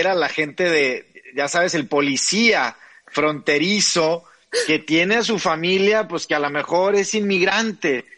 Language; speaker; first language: Spanish; native; Spanish